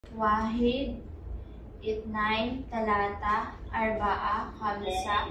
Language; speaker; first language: Arabic; non-native, learner; Filipino